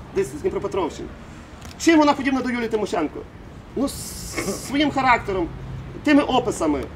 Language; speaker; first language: Ukrainian; native; Ukrainian